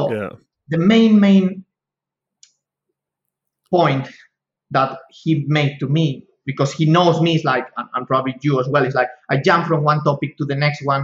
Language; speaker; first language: English; non-native, fluent; Spanish